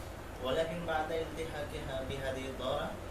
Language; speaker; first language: Arabic; non-native, learner; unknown